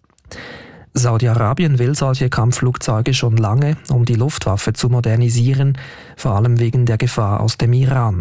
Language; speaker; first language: German; native; German